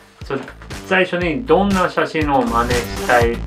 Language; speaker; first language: Japanese; non-native, learner; English